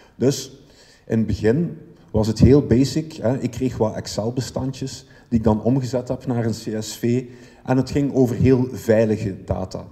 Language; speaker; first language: Dutch; native; Dutch